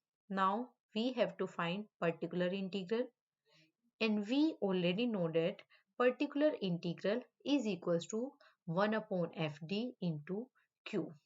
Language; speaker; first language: English; non-native, local second language; Hindi